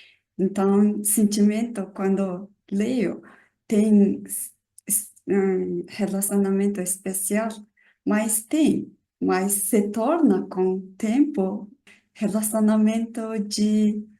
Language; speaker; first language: Portuguese; non-native, learner; Mongolian